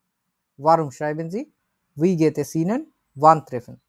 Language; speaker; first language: German; non-native, fluent; Bangla